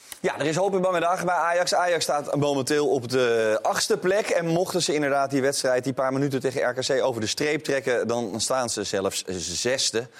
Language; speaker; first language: Dutch; native; Dutch